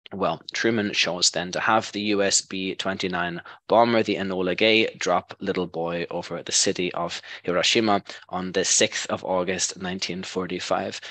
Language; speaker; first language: English; native; English